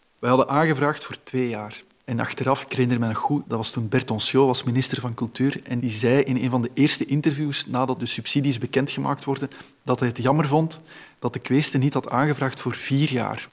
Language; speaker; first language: Dutch; native; Dutch